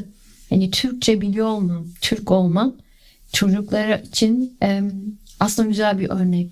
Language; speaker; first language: Turkish; early bilingual, heritage; Turkish